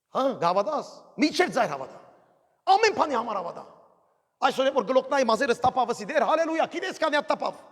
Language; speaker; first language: Armenian; early bilingual, heritage; Armenian